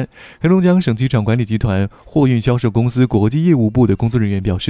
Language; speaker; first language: Chinese; native; Chinese